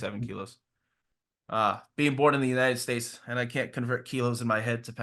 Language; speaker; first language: English; native; English